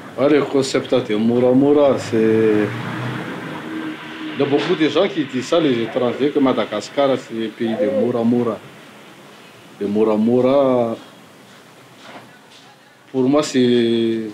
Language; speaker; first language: French; non-native, local second language; Malagasy